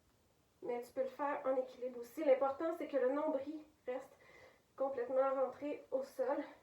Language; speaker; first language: French; native; French